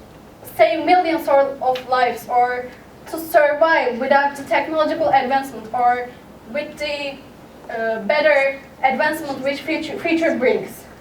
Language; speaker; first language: English; non-native, fluent; Turkish